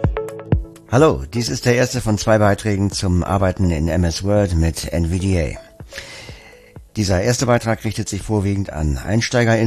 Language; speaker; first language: German; native; German